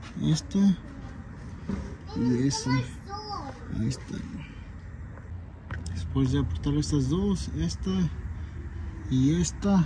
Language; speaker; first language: Spanish; early bilingual, heritage; Spanish